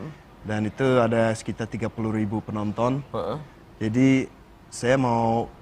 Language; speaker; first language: Indonesian; non-native, fluent; English